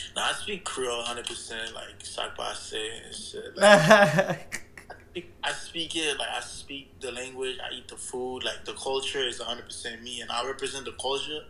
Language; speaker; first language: English; early bilingual, other home language; Haitian Creole